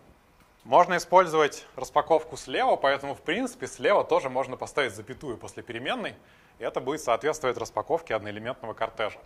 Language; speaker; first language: Russian; native; Russian